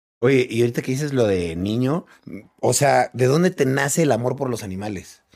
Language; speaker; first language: Spanish; native; Spanish